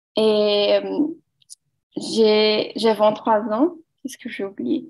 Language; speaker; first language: French; non-native, learner; Portuguese